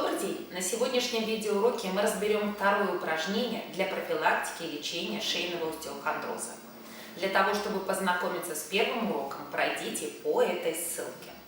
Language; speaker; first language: Russian; native; Russian